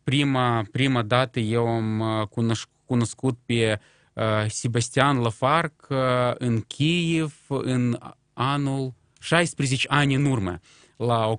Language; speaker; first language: Romanian; non-native, local second language; Russian